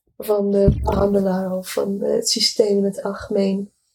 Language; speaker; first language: Dutch; non-native, fluent; Arabic